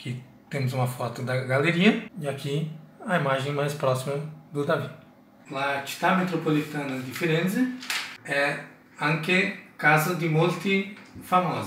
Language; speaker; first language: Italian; non-native, fluent; Portuguese